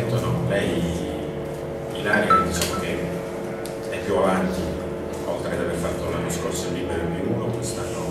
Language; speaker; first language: Italian; native; Italian